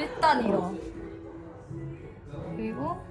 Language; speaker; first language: Korean; non-native, learner; Japanese